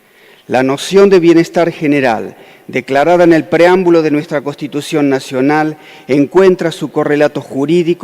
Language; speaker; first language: Spanish; native; Spanish